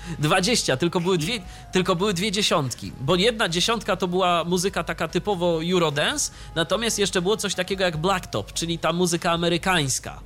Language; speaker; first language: Polish; native; Polish